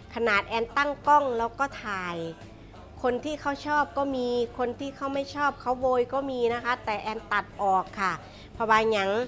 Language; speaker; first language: Thai; non-native, local second language; Northeastern Thai